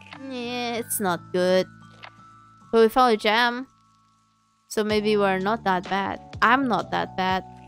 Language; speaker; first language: English; non-native, local second language; Chinese